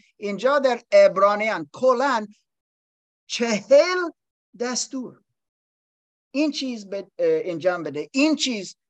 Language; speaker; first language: Persian; non-native, learner; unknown